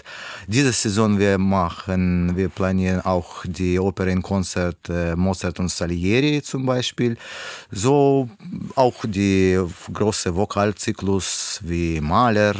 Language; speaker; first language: German; non-native, learner; Russian